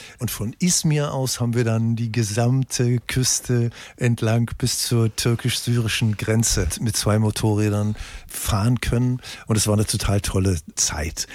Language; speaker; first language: German; native; German